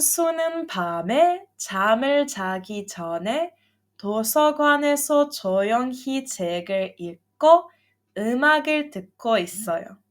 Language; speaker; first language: Korean; non-native, fluent; Serbian